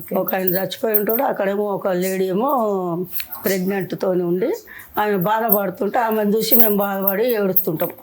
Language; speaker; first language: Telugu; non-native, local second language; Tamil